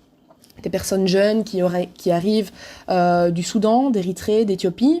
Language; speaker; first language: French; native; French